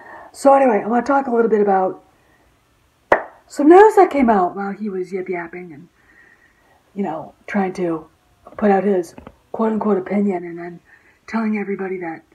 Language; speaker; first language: English; native; English